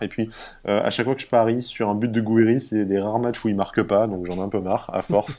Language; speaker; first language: French; native; French